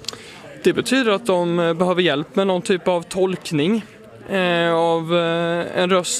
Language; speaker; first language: Swedish; native; Swedish